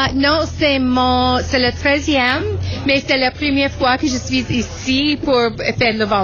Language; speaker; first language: French; non-native, local second language; English